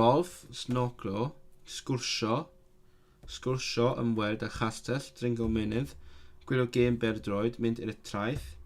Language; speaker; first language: Welsh; non-native, learner; Cantonese